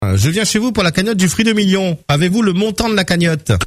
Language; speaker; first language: French; native; French